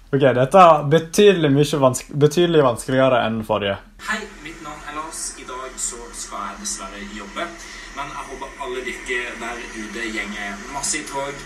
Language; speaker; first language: Norwegian; native; Norwegian